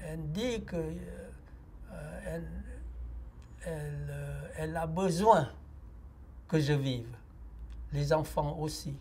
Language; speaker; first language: French; non-native, fluent; Lao